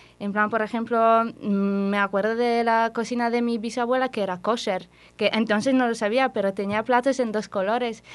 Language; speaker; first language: Spanish; non-native, fluent; Polish